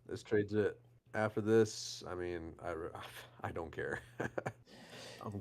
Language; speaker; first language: English; native; English